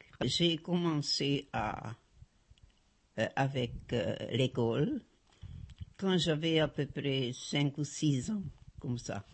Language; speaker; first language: French; non-native, fluent; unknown